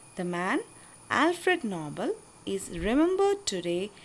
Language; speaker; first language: English; non-native, local second language; Malayalam